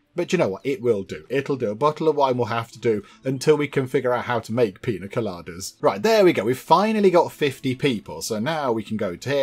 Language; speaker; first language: English; native; English